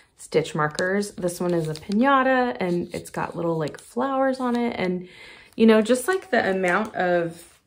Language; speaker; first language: English; native; English